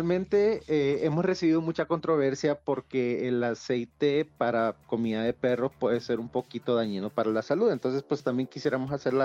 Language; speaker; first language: Spanish; native; Spanish